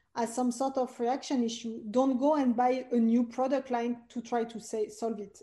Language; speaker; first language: English; non-native, fluent; French